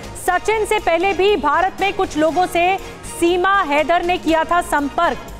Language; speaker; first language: Hindi; native; Hindi